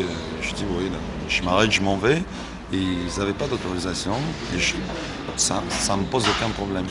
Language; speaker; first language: French; non-native, fluent; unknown